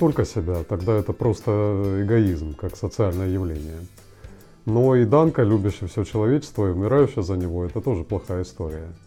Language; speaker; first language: Russian; native; Russian